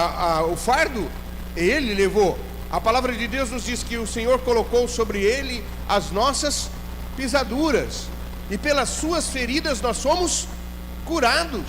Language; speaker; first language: Portuguese; native; Portuguese